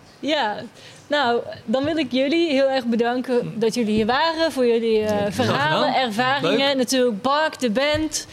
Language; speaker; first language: Dutch; native; Dutch